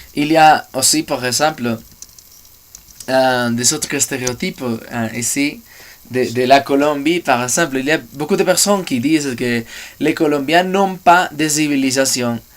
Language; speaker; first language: French; non-native, learner; Spanish